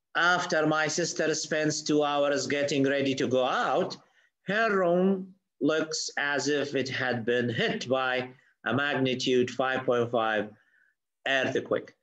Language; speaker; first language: English; non-native, fluent; Arabic